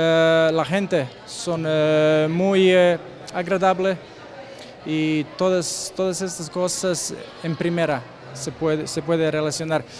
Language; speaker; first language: Spanish; non-native, fluent; Croatian